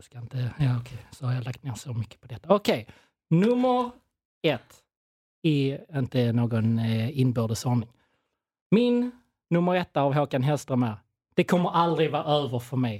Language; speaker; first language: Swedish; native; Swedish